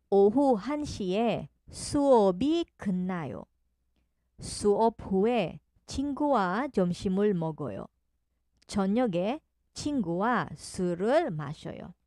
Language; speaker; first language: Korean; non-native, learner; Filipino